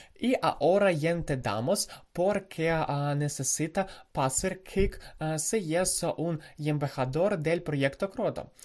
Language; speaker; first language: Spanish; non-native, learner; Ukrainian